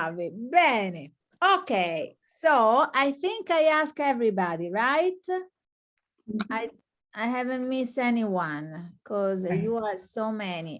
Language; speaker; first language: English; non-native, fluent; Italian